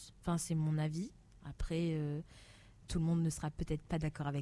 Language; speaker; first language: French; native; French